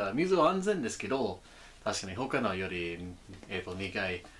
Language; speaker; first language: Japanese; non-native, learner; English